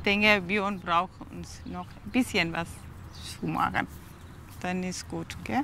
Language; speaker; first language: German; non-native, learner; Tamil